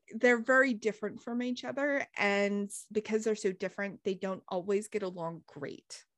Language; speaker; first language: English; native; English